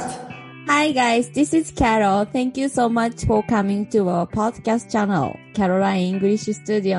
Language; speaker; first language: English; non-native, fluent; Japanese